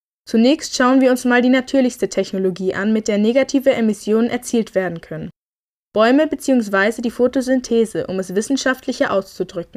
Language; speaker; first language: German; native; German